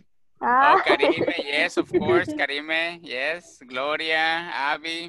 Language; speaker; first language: English; non-native, fluent; Spanish